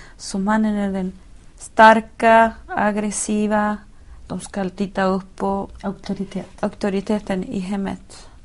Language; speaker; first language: Swedish; non-native, fluent; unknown